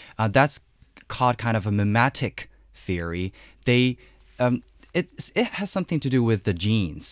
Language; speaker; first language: English; non-native, fluent; Chinese